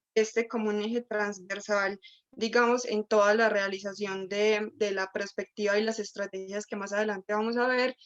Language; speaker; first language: Spanish; native; Spanish